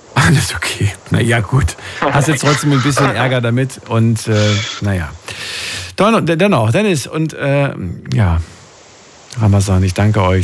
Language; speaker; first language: German; native; German